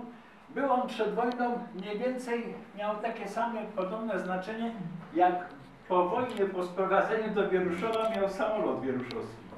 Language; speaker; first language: Polish; native; Polish